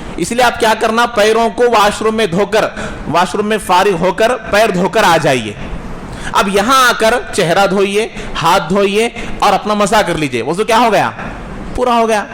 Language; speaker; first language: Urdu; native; Urdu